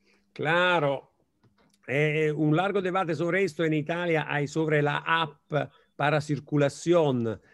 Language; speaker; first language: Spanish; non-native, fluent; Italian